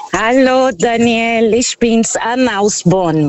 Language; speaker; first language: German; non-native, fluent; Portuguese